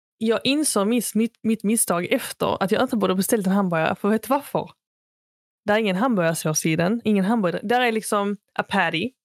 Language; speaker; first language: Swedish; early bilingual, other home language; Arabic